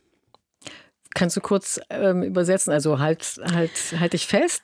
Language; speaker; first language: German; native; German